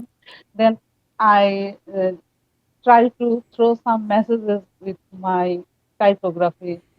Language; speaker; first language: English; non-native, learner; Bangla